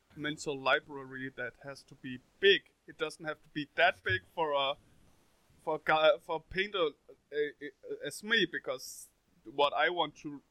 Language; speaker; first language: English; non-native, fluent; Danish